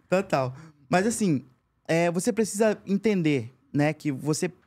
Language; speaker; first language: Portuguese; native; Portuguese